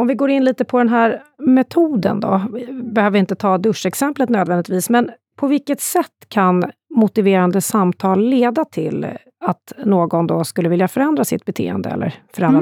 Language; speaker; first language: Swedish; native; Swedish